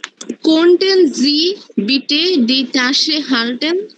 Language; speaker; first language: German; non-native, learner; Bangla